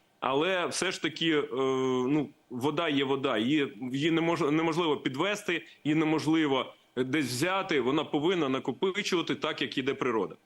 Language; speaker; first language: Ukrainian; native; Ukrainian